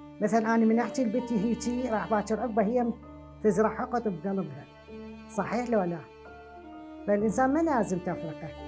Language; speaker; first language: Arabic; non-native, local second language; Southern Kurdish